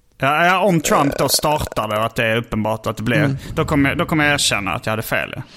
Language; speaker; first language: Swedish; native; Swedish